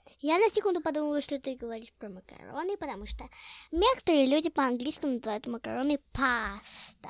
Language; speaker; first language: Russian; early bilingual, heritage; Russian